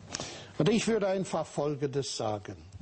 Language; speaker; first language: German; non-native, fluent; English